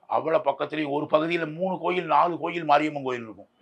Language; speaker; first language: Tamil; native; Tamil